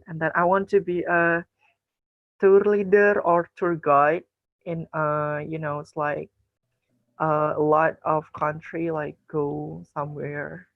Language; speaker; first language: English; non-native, learner; Indonesian